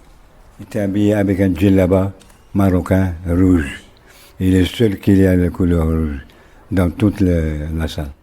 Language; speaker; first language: French; non-native, local second language; Arabic